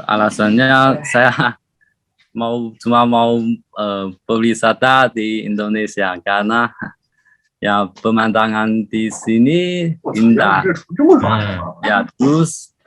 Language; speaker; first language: Indonesian; non-native, learner; Chinese